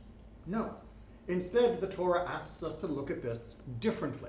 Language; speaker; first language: English; native; English